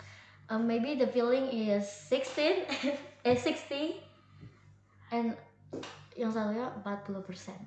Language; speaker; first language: English; non-native, learner; Indonesian